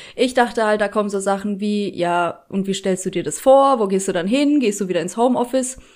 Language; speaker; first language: German; early bilingual, other home language; Polish